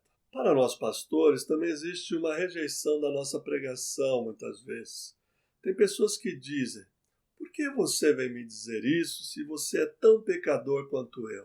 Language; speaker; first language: Portuguese; native; Portuguese